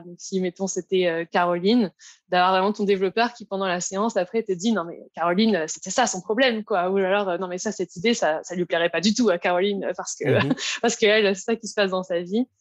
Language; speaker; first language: French; native; French